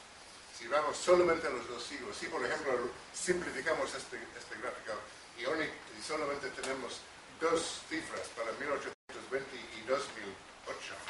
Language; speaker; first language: Spanish; non-native, fluent; English